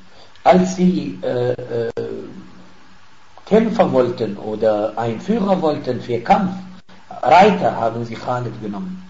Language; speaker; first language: German; non-native, fluent; Arabic